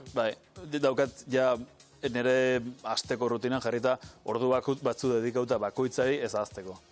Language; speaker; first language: Basque; native; Basque